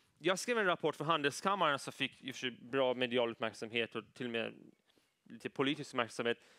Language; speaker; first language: Swedish; early bilingual, other home language; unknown